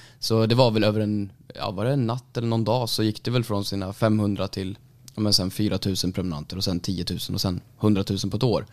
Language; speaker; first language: Swedish; native; Swedish